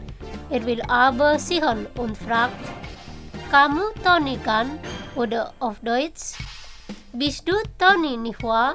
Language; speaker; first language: German; non-native, fluent; Indonesian